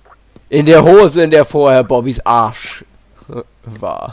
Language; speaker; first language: German; native; German